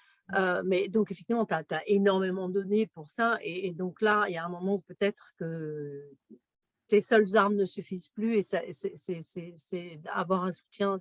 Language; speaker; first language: French; native; French